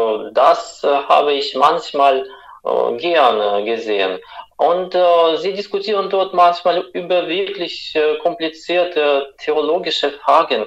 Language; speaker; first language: German; non-native, fluent; Russian